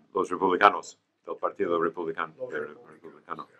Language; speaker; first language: Spanish; non-native, fluent; English